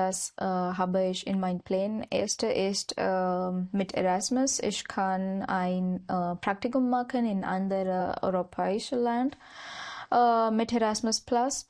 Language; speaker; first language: German; non-native, learner; Marathi